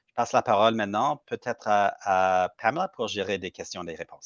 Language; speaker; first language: French; non-native, learner; English